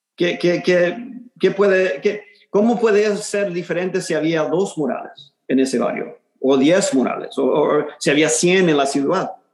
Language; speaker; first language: Spanish; early bilingual, heritage; Spanish